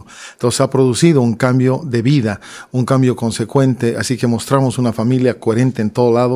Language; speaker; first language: Spanish; native; Spanish